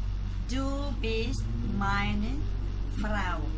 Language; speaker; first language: German; non-native, learner; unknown